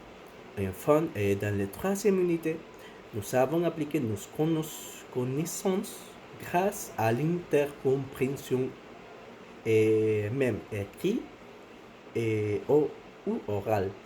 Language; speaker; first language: French; non-native, learner; Spanish